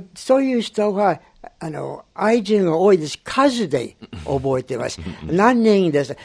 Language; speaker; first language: Japanese; non-native, fluent; English